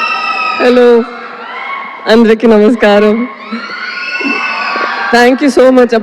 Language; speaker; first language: Telugu; non-native, local second language; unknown